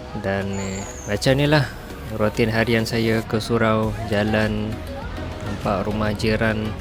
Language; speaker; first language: Malay; non-native, fluent; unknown